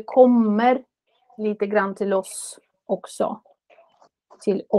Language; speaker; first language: Swedish; non-native, fluent; Russian